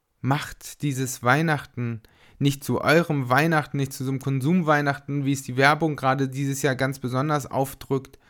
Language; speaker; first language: German; native; German